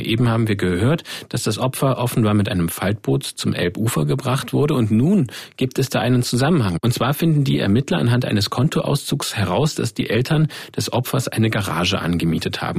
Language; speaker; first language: German; native; German